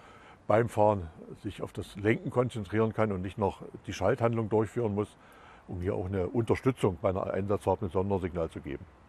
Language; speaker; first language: German; native; German